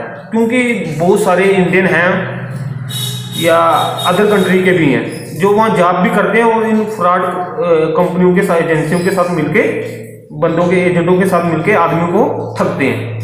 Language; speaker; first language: Hindi; native; Hindi